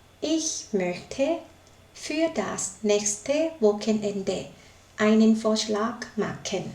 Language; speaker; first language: German; non-native, learner; Thai